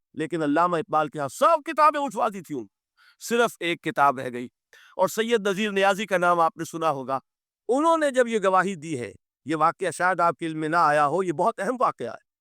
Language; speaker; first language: Urdu; native; Urdu